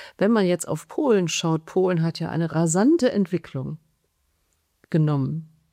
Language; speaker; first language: German; native; German